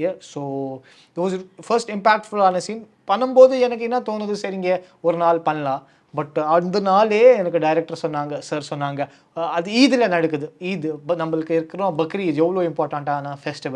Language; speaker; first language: Tamil; non-native, learner; Kashmiri